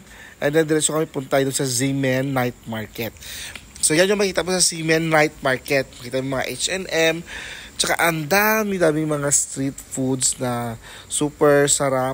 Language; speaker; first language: Filipino; non-native, local second language; Hiligaynon